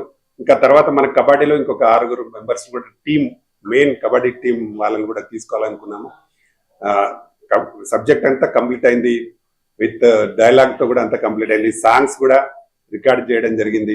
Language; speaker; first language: Telugu; native; Telugu